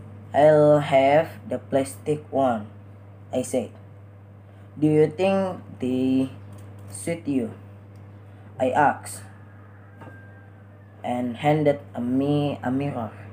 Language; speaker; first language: English; non-native, learner; Indonesian